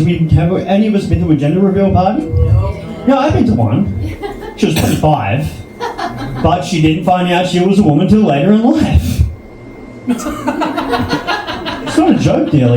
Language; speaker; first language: English; native; English